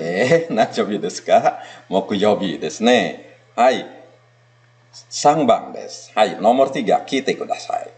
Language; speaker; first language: Japanese; non-native, fluent; Indonesian